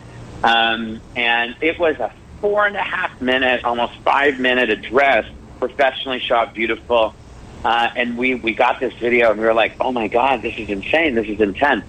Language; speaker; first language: English; native; English